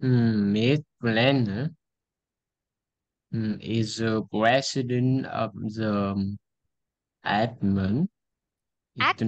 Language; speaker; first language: English; non-native, learner; Vietnamese